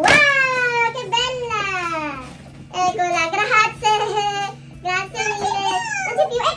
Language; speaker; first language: Italian; non-native, fluent; Filipino